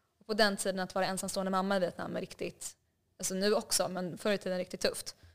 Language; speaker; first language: Swedish; native; Swedish